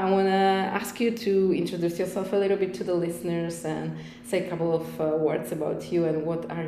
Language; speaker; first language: English; non-native, fluent; Polish